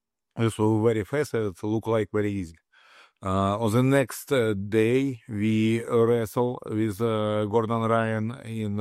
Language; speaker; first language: English; non-native, learner; Russian